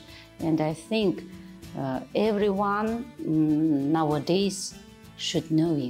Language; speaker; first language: English; non-native, fluent; Kazakh